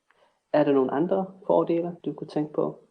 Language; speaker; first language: Danish; non-native, fluent; English